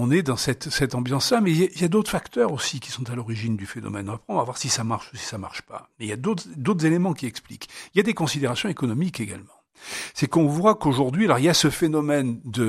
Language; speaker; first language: French; native; French